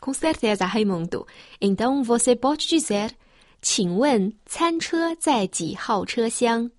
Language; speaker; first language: Portuguese; non-native, fluent; Chinese